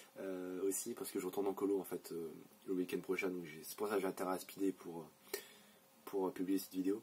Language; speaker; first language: French; native; French